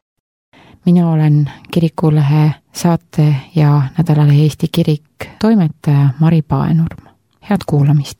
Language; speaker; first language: Estonian; native; Estonian